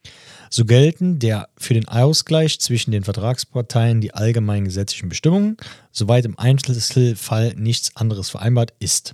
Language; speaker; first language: German; native; German